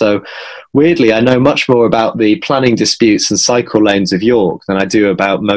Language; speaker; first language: English; native; English